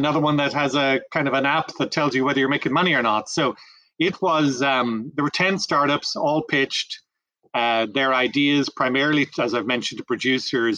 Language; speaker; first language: English; native; English